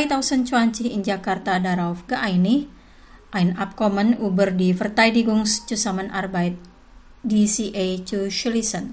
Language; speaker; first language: German; non-native, fluent; Indonesian